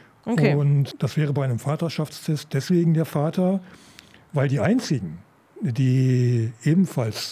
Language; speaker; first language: German; native; German